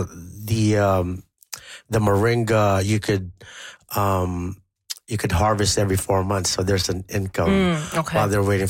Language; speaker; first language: English; non-native, local second language; Pampanga